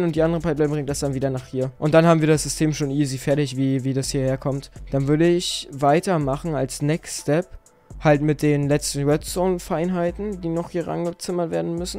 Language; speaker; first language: German; native; German